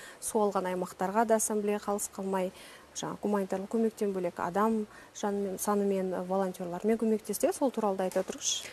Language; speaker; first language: Kazakh; native; Kazakh